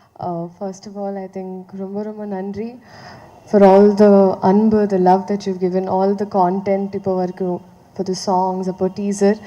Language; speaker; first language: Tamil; non-native, learner; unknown